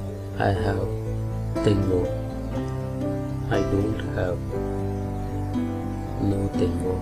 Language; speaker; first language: English; non-native, local second language; Telugu